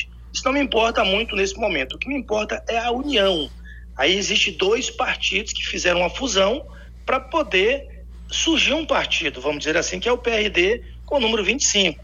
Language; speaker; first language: Portuguese; native; Portuguese